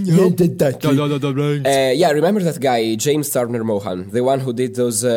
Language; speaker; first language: English; non-native, fluent; Italian